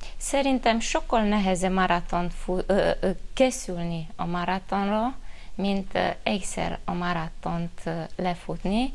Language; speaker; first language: Hungarian; non-native, fluent; Romanian